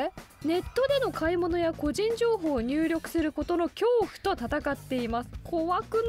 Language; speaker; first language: Japanese; native; Japanese